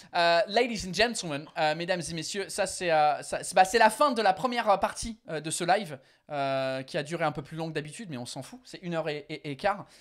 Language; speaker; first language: French; non-native, fluent; English